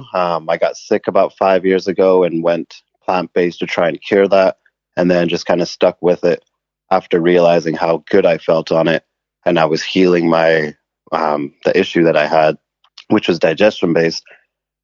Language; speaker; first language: English; native; English